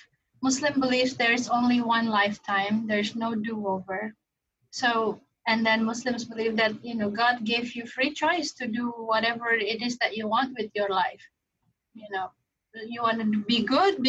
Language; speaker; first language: English; non-native, fluent; Indonesian